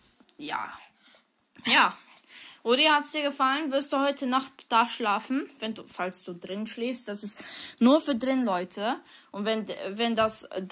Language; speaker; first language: German; early bilingual, other home language; Hungarian